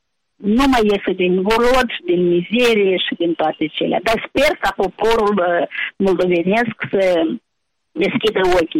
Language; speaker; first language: Romanian; native; Romanian